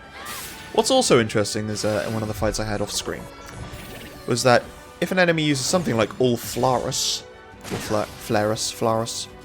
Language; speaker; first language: English; native; English